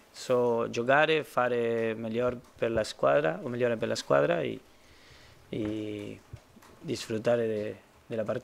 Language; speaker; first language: Italian; non-native, learner; Spanish